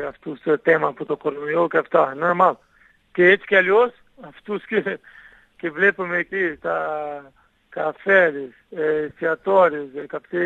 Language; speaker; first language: Greek; non-native, learner; Portuguese